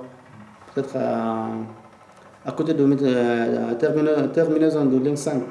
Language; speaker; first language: French; non-native, learner; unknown